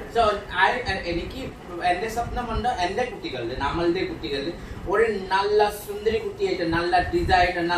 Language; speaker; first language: Malayalam; non-native, learner; Assamese